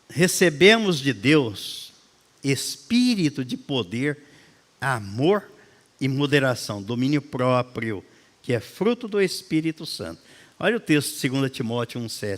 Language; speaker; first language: Portuguese; native; Portuguese